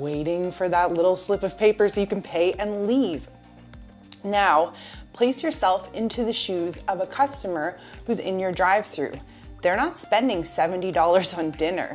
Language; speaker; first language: English; native; English